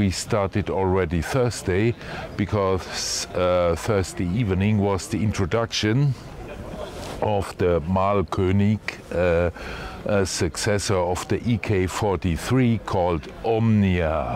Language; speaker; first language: English; non-native, fluent; German